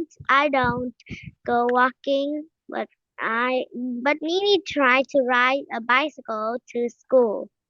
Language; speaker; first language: English; non-native, learner; Vietnamese